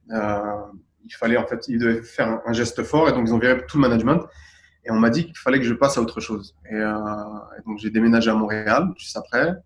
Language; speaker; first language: French; native; French